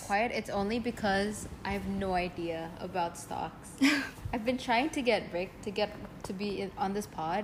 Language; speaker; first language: English; non-native, fluent; Indonesian